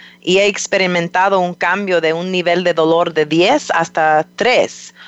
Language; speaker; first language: Spanish; non-native, fluent; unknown